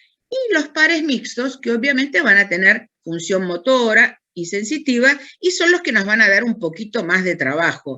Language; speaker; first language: Spanish; native; Spanish